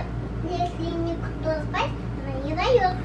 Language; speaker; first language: Russian; early bilingual, heritage; Russian